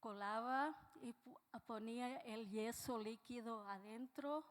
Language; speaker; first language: Spanish; non-native, fluent; Portuguese